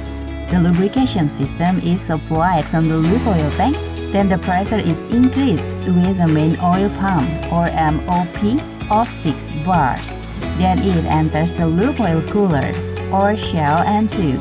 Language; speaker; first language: English; non-native, fluent; Indonesian